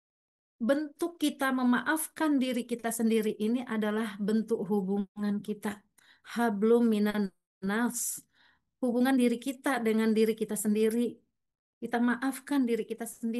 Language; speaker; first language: Indonesian; native; Indonesian